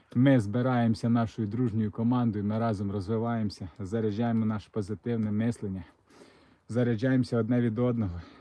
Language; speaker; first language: Ukrainian; non-native, local second language; Russian